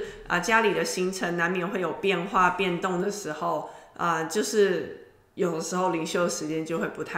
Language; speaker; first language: Chinese; native; Chinese